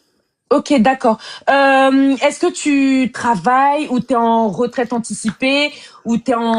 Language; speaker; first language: French; native; French